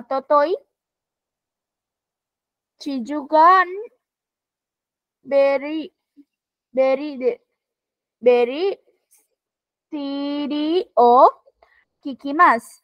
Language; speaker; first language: Japanese; non-native, learner; Sinhala